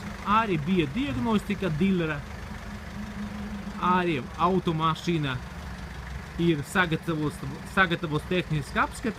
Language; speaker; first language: Latvian; non-native, local second language; Russian